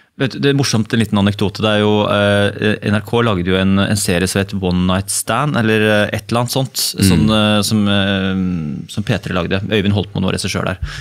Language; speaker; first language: Norwegian; native; Norwegian